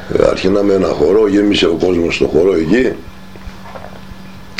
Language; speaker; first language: Greek; non-native, local second language; Turkish